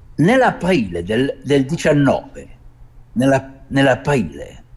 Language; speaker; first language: Italian; native; Italian